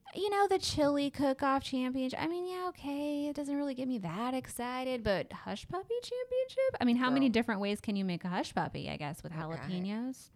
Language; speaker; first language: English; native; English